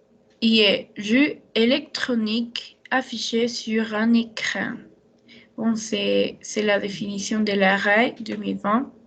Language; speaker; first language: French; non-native, learner; Spanish